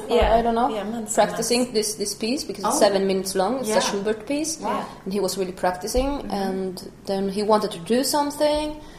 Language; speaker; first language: English; non-native, fluent; Spanish